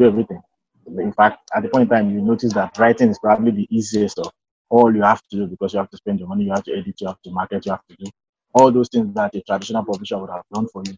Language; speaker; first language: English; non-native, local second language; Yoruba